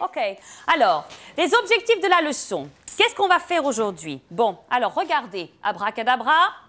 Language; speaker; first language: French; non-native, fluent; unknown